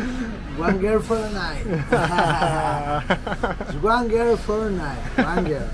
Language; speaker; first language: English; non-native, learner; Spanish